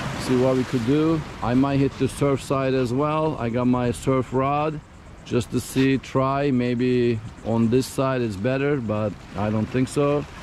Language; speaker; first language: English; native; English